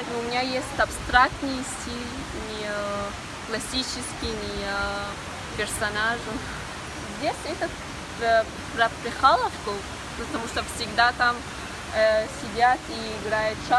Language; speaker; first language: Russian; non-native, learner; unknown